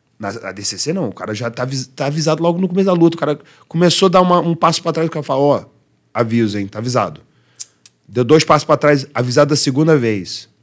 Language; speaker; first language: Portuguese; early bilingual, heritage; Portuguese